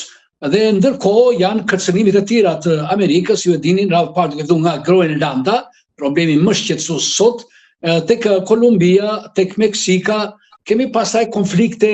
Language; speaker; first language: Albanian; native; Albanian